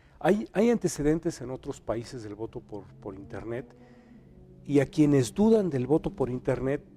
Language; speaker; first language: Spanish; native; Spanish